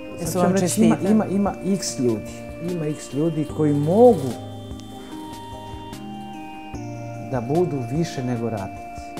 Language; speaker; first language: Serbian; early bilingual, other home language; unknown